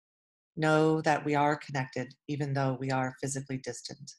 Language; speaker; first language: English; native; English